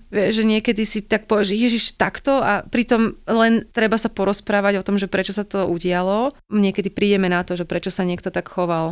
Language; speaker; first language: Slovak; native; Slovak